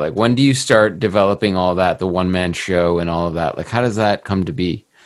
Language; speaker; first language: English; native; English